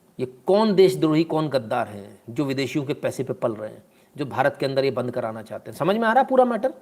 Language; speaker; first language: Hindi; native; Hindi